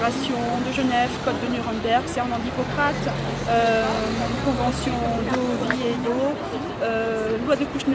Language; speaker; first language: French; native; French